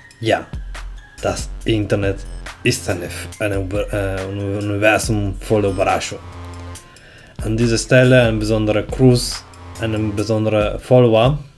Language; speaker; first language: German; non-native, fluent; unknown